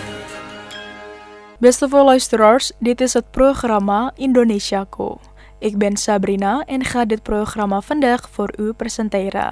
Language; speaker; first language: Dutch; non-native, fluent; Indonesian